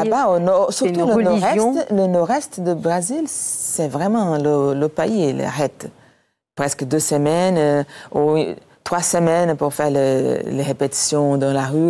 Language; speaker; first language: French; non-native, fluent; Portuguese